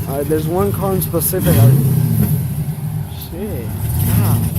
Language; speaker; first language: English; native; English